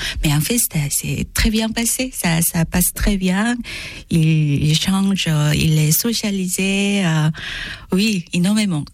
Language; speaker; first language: French; non-native, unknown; Korean